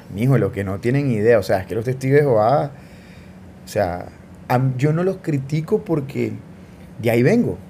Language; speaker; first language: Spanish; native; Spanish